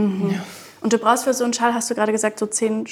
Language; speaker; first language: German; native; German